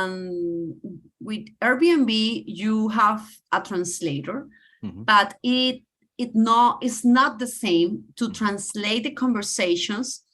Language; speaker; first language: English; non-native, learner; Spanish